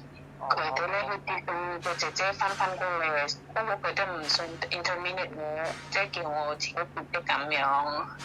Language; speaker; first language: Cantonese; non-native, fluent; Javanese